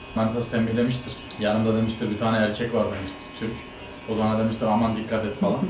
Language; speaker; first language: Turkish; native; Turkish